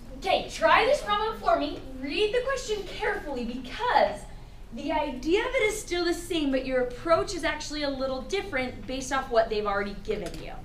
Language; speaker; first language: English; native; English